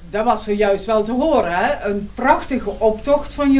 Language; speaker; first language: Dutch; native; Dutch